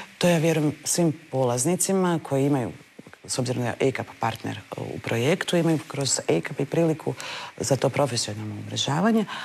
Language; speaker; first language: Croatian; native; Croatian